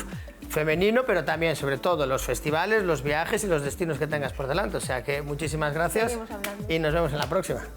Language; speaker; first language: Spanish; native; Spanish